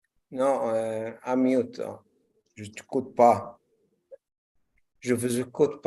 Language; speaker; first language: French; non-native, fluent; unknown